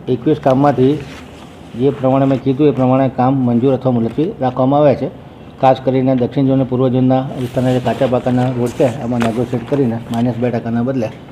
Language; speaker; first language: Gujarati; native; Gujarati